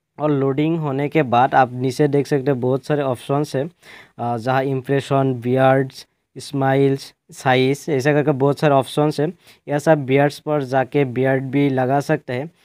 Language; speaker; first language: Hindi; non-native, local second language; Assamese